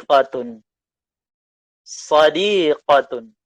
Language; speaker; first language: Arabic; non-native, fluent; Indonesian